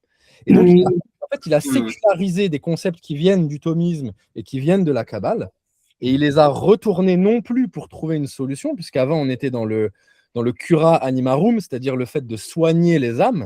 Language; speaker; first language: French; native; French